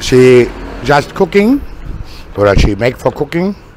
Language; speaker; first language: English; non-native, learner; German